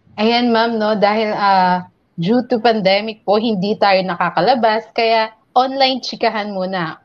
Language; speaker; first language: Filipino; non-native, local second language; Pampanga